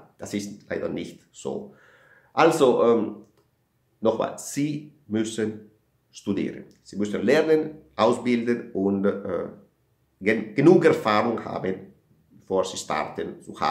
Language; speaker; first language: German; non-native, fluent; Italian